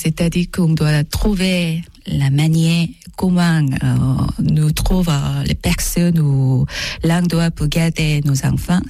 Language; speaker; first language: French; non-native, learner; Korean